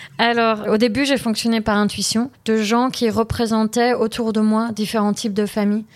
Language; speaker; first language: French; early bilingual, heritage; French